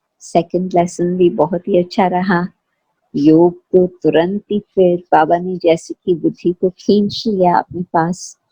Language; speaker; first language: Hindi; non-native, fluent; Sindhi